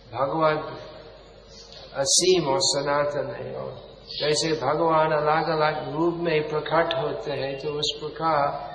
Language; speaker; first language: Hindi; non-native, fluent; English